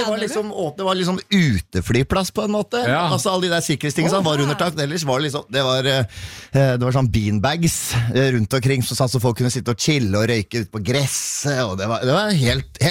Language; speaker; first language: Norwegian; native; Norwegian